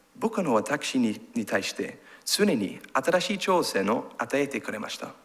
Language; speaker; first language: Japanese; non-native, learner; English